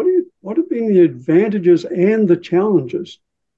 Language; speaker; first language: English; native; English